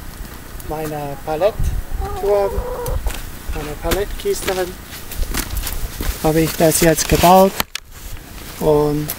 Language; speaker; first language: German; non-native, learner; Italian